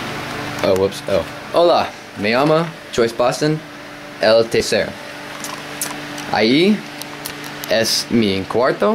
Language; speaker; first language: Spanish; non-native, learner; English